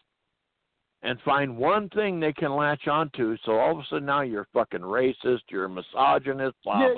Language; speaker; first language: English; native; English